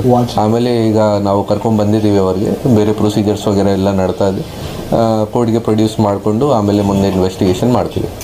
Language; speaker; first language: Kannada; non-native, fluent; Hindi